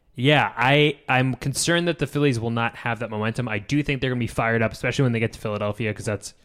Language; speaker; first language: English; native; English